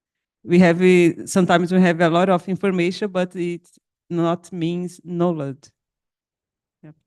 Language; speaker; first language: English; non-native, learner; Portuguese